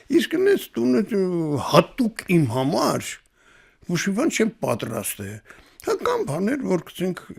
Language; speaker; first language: Armenian; native; Armenian